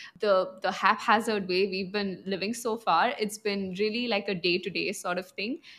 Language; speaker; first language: English; non-native, local second language; Punjabi